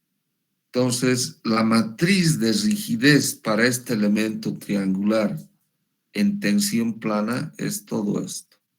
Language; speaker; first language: Spanish; native; Spanish